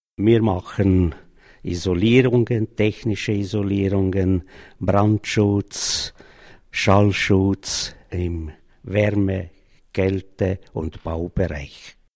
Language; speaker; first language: German; non-native, fluent; Slovenian